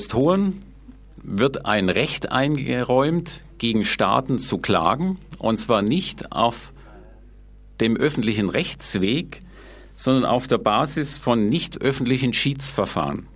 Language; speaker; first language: German; native; German